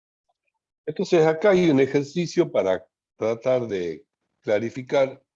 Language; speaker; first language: Spanish; native; Spanish